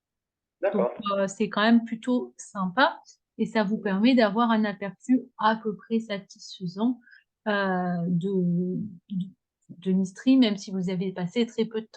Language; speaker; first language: French; native; French